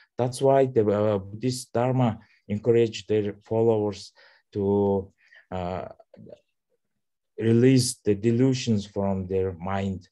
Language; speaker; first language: English; non-native, learner; Mongolian